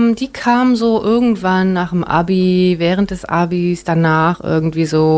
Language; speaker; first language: German; native; German